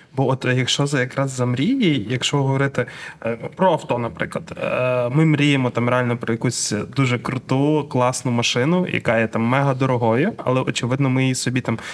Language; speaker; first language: Ukrainian; native; Ukrainian